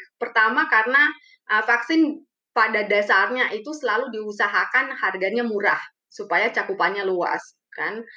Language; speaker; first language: Indonesian; early bilingual, other home language; Romanian